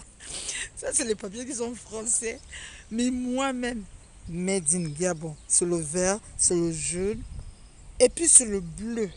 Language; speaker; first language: French; non-native, local second language; Fang